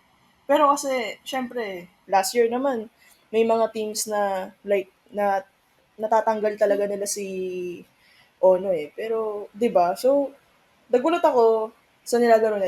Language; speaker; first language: Filipino; native; Filipino